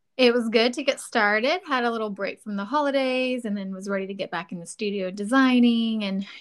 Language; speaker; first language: English; native; English